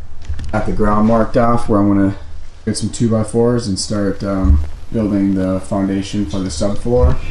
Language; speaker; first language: English; native; English